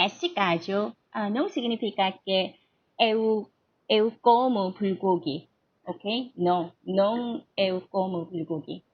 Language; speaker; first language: Portuguese; non-native, learner; Korean